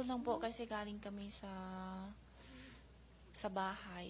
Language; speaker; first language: Filipino; non-native, learner; Chinese